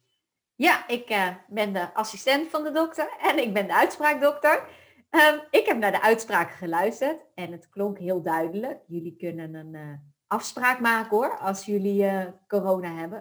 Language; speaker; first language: Dutch; native; Dutch